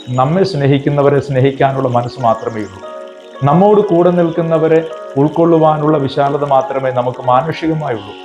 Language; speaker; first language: Malayalam; native; Malayalam